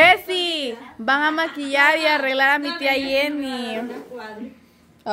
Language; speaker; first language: Spanish; native; Spanish